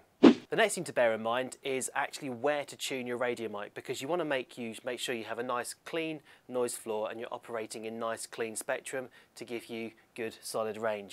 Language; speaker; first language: English; native; English